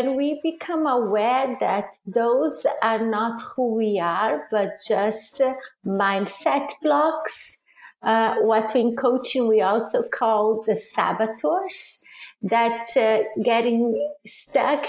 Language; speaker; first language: English; non-native, fluent; Portuguese